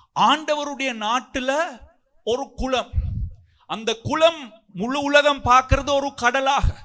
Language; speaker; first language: Tamil; non-native, local second language; Sinhala